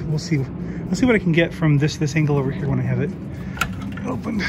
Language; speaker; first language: English; native; English